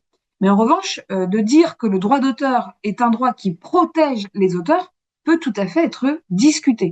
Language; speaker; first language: French; native; French